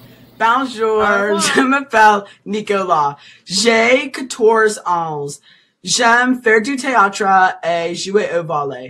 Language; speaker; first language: French; non-native, learner; English